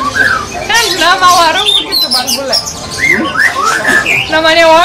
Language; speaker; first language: Indonesian; non-native, fluent; Romanian